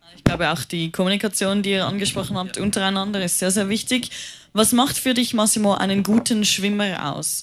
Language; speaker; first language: German; native; German